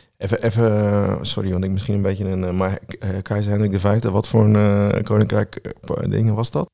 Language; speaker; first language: Dutch; native; Dutch